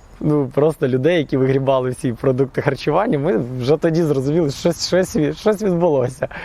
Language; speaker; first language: Ukrainian; native; Ukrainian